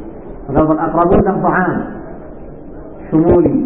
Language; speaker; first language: Arabic; native; Arabic